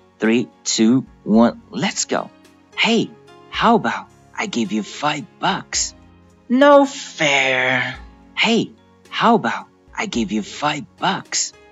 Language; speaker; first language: English; non-native, fluent; Chinese